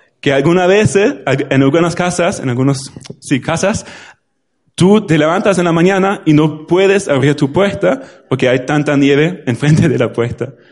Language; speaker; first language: Spanish; non-native, fluent; German